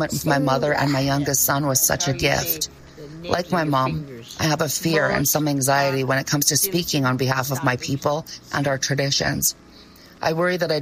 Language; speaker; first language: English; native; English